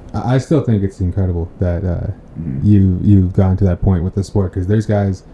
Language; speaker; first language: English; non-native, fluent; Korean